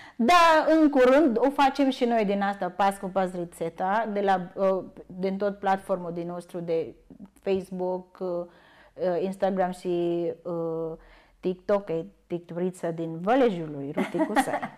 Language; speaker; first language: Romanian; non-native, learner; Filipino